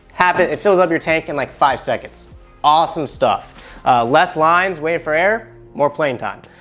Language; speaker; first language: English; native; English